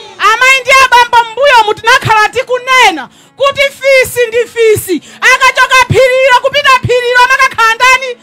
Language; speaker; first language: Nyanja; native; Nyanja